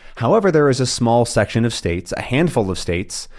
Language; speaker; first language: English; native; English